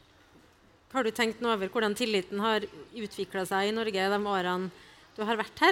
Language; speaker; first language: Norwegian; native; Norwegian